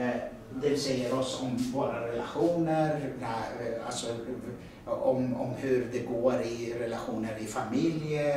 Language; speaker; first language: Swedish; non-native, fluent; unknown